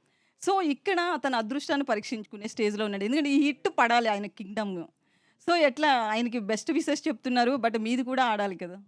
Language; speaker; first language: Telugu; native; Telugu